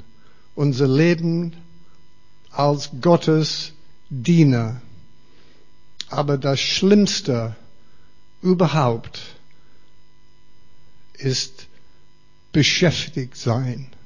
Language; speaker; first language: German; non-native, fluent; English